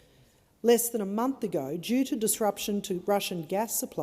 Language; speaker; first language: English; native; English